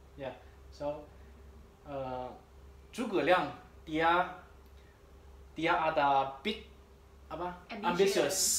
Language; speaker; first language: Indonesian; non-native, learner; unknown